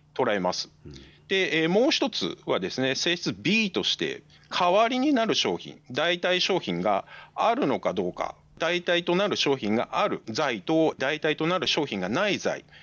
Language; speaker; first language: Japanese; native; Japanese